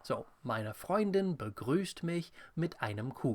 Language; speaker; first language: German; non-native, fluent; English